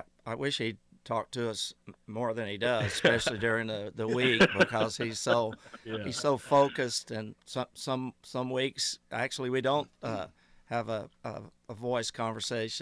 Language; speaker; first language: English; native; English